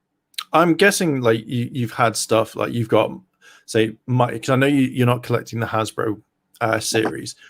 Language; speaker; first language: English; native; English